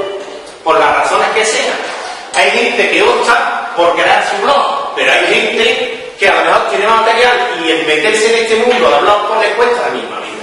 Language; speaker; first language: Spanish; native; Spanish